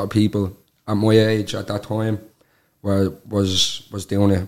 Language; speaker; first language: English; native; English